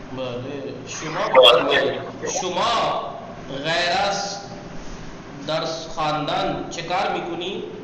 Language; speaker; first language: Persian; non-native, fluent; Urdu